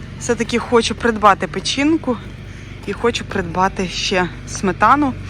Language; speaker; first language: Ukrainian; native; Ukrainian